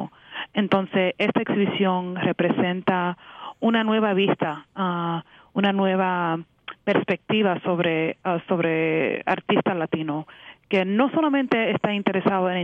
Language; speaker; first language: Spanish; early bilingual, heritage; Spanish